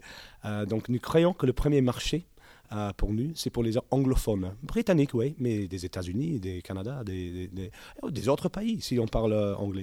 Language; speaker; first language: French; non-native, learner; English